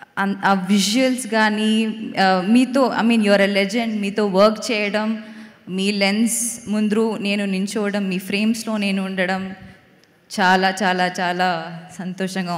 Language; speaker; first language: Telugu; non-native, learner; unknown